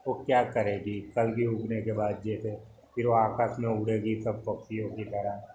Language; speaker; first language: Hindi; non-native, local second language; Gujarati